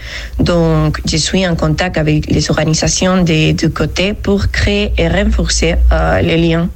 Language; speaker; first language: French; non-native, fluent; Spanish